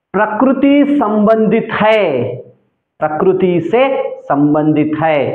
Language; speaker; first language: Hindi; non-native, local second language; Telugu